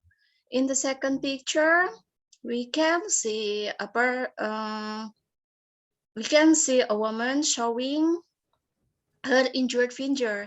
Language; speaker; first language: English; non-native, learner; Indonesian